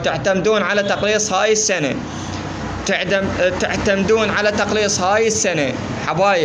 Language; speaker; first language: Arabic; native; Arabic